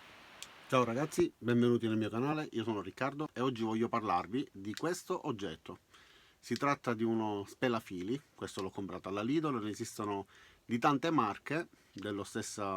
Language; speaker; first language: Italian; native; Italian